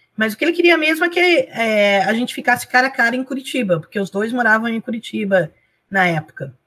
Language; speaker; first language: Portuguese; early bilingual, other home language; Spanish